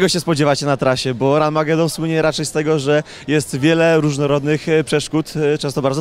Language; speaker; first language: Polish; native; Polish